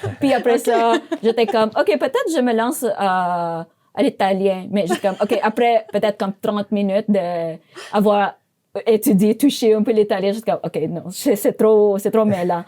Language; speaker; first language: French; non-native, fluent; Filipino